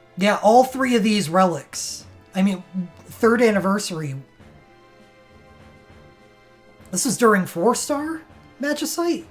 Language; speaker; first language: English; native; English